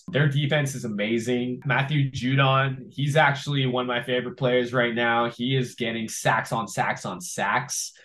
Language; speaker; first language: English; native; English